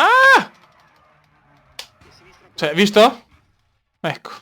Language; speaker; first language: Italian; native; Italian